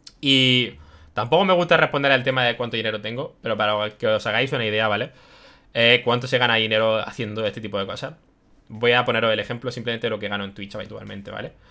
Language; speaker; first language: Spanish; early bilingual, other home language; German